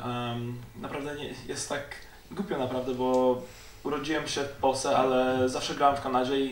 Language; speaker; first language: Polish; early bilingual, heritage; Polish